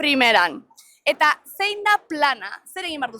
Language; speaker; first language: Basque; native; Basque